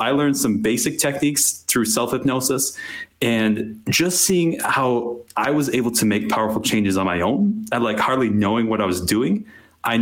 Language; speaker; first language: English; native; English